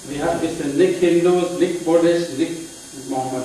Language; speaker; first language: German; non-native, learner; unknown